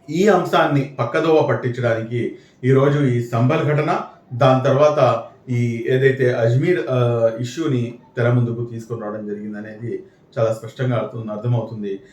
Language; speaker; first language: Telugu; non-native, local second language; Urdu